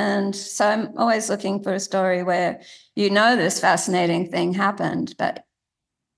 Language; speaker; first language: English; native; English